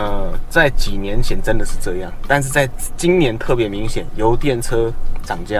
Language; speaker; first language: Chinese; native; Chinese